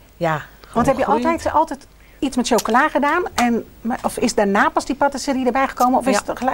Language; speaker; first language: Dutch; native; Dutch